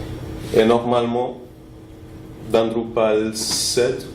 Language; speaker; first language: French; non-native, fluent; Spanish